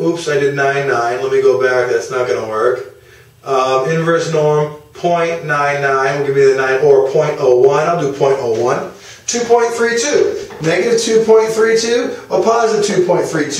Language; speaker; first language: English; native; English